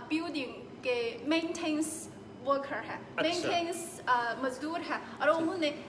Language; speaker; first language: Hindi; non-native, fluent; Chinese